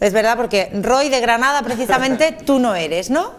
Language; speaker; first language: Spanish; native; Spanish